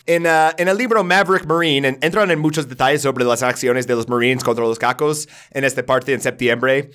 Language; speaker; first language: Spanish; non-native, fluent; English